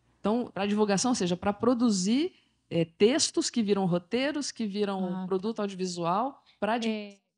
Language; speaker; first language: Portuguese; native; Portuguese